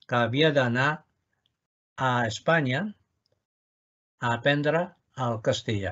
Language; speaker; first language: Catalan; non-native, fluent; Japanese